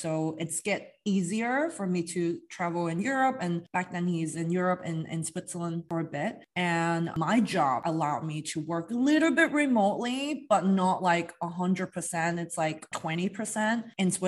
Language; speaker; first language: English; non-native, local second language; Cantonese